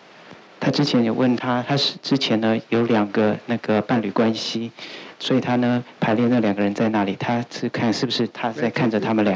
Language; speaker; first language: Chinese; native; Chinese